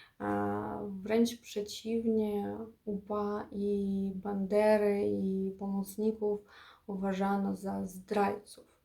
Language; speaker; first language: Polish; non-native, fluent; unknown